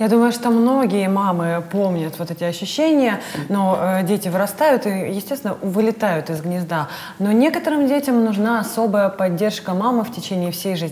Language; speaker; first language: Russian; native; Russian